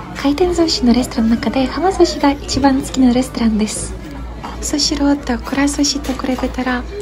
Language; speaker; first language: Japanese; non-native, learner; Tatar